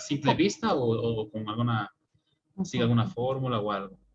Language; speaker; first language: Spanish; native; Spanish